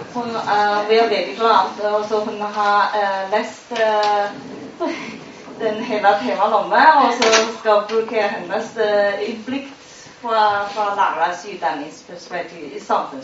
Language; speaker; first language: Norwegian; non-native, fluent; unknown